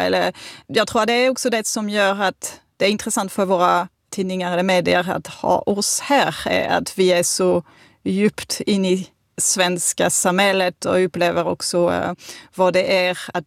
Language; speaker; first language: Swedish; non-native, fluent; French